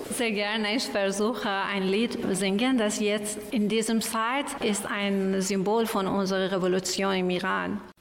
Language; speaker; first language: German; non-native, learner; Persian